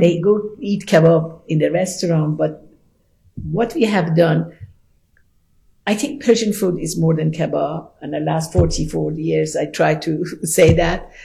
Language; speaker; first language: English; non-native, fluent; Persian